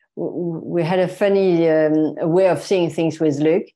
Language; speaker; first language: English; non-native, fluent; French